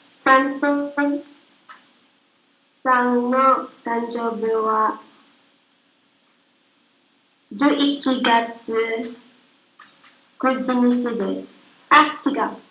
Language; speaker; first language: Japanese; non-native, learner; Filipino